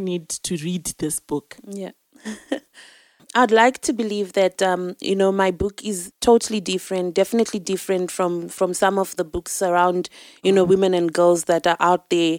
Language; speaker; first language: English; non-native, local second language; Shona